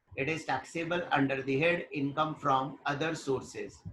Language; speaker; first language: English; non-native, local second language; Hindi